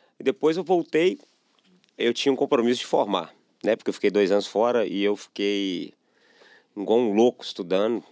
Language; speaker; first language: Portuguese; native; Portuguese